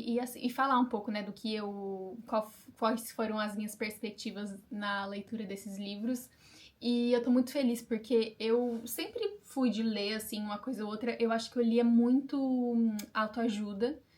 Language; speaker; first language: Portuguese; native; Portuguese